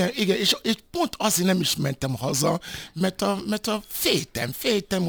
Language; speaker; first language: Hungarian; non-native, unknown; Yoruba